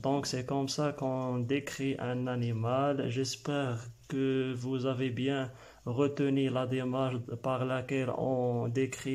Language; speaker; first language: French; non-native, local second language; Arabic